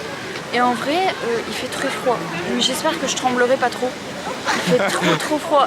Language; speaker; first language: French; native; French